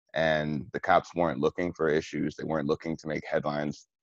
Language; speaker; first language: English; native; English